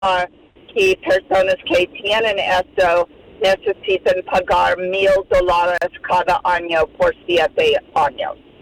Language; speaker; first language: Spanish; non-native, fluent; English